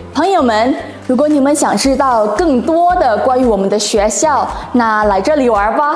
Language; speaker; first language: Chinese; non-native, fluent; Indonesian